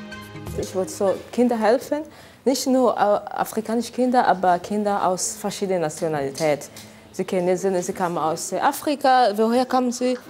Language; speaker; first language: German; non-native, learner; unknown